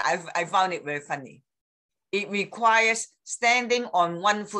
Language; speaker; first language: English; non-native, fluent; Chinese